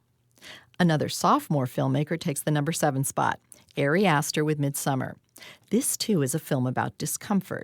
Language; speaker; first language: English; native; English